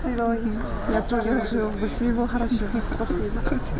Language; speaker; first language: Russian; non-native, learner; Korean